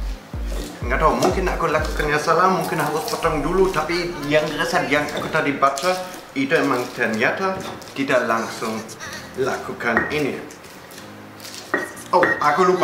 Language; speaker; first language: Indonesian; non-native, fluent; German